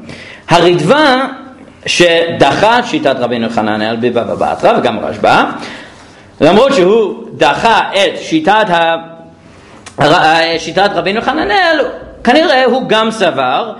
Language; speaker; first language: Hebrew; non-native, fluent; English